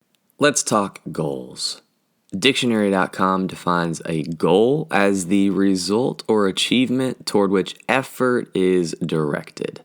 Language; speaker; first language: English; native; English